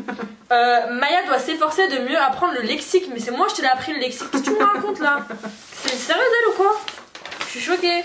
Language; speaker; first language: French; native; French